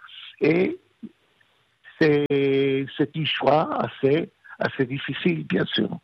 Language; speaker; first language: French; non-native, fluent; Hebrew